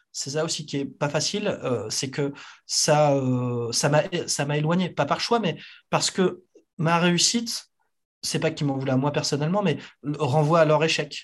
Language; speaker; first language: French; native; French